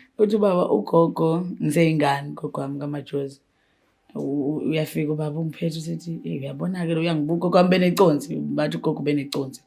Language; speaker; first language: Zulu; native; Zulu